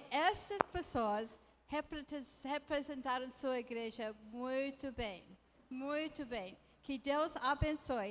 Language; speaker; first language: Portuguese; non-native, fluent; English